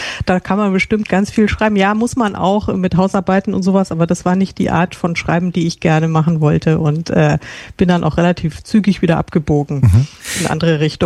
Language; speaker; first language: German; native; German